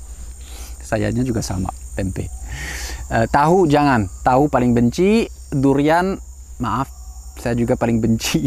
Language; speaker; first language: Indonesian; non-native, fluent; French